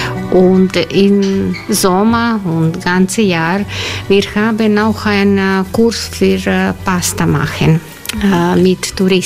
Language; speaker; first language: German; non-native, learner; Croatian